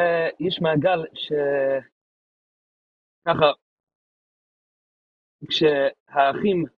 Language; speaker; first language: Hebrew; non-native, fluent; English